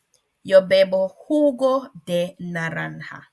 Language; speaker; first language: Spanish; non-native, fluent; English